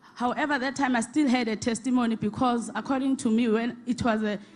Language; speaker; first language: English; non-native, local second language; Xhosa